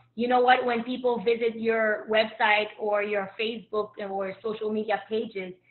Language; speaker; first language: English; early bilingual, other home language; Haitian Creole